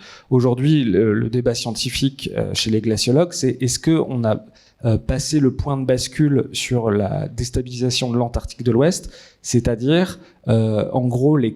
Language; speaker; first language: French; native; French